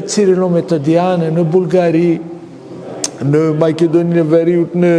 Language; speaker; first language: Albanian; non-native, fluent; Greek